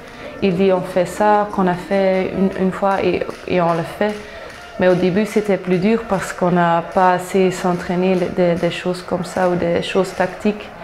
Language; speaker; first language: French; non-native, local second language; Dutch